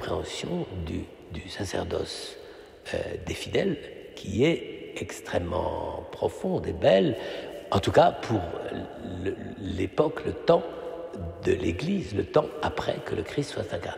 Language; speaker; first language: French; native; French